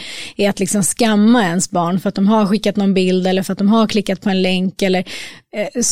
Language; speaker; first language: Swedish; native; Swedish